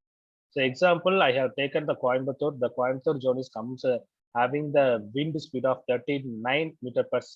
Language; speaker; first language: English; non-native, local second language; Tamil